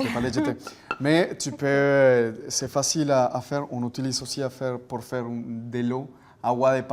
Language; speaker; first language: French; non-native, fluent; Spanish